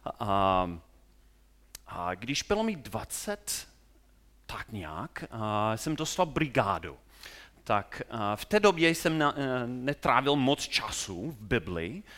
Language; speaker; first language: Czech; non-native, fluent; English